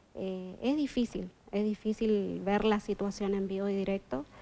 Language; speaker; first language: Spanish; native; Spanish